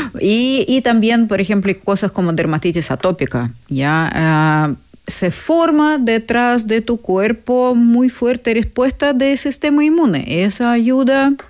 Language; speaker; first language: Spanish; non-native, fluent; Russian